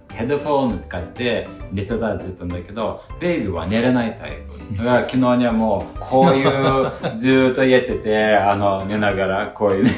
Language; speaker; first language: Japanese; non-native, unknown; Lithuanian